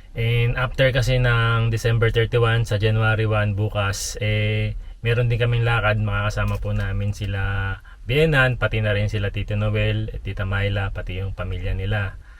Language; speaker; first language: Filipino; native; Filipino